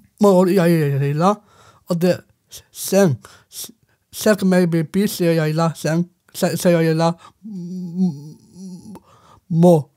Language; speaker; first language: Swedish; non-native, learner; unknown